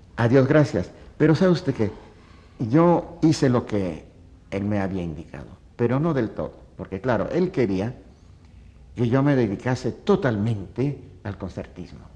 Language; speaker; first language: Spanish; early bilingual, other home language; Polish